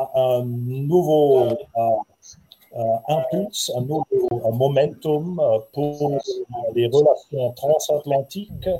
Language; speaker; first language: French; non-native, fluent; German